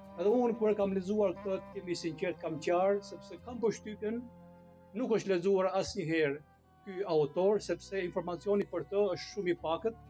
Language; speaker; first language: Albanian; native; Albanian